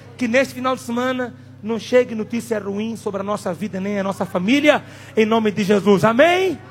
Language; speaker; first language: Portuguese; non-native, local second language; Tsonga